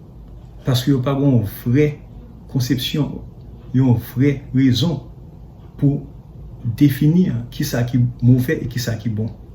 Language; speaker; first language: French; non-native, learner; Haitian Creole